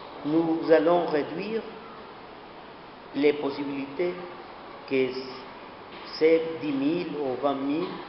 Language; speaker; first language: French; non-native, learner; Spanish